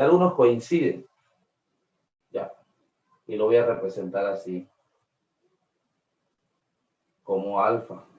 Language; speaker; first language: Spanish; native; Spanish